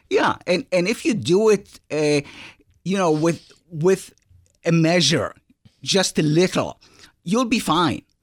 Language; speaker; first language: English; non-native, fluent; Hebrew